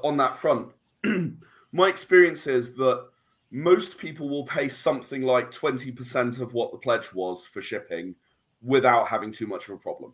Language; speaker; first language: English; native; English